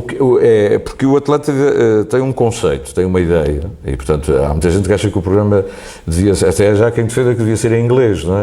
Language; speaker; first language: Portuguese; native; Portuguese